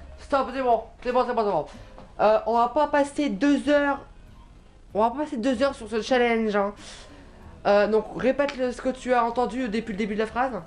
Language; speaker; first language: French; native; French